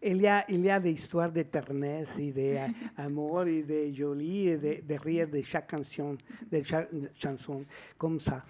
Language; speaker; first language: French; non-native, fluent; Spanish